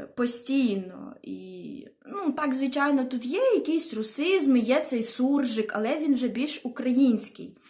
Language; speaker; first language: Ukrainian; non-native, local second language; Russian